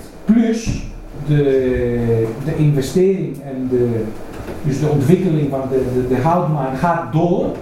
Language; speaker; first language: Dutch; non-native, fluent; Greek